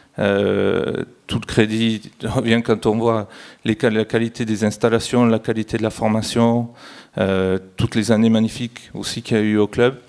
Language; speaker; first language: French; native; French